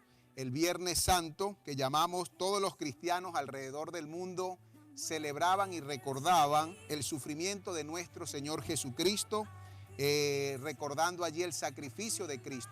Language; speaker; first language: Spanish; native; Spanish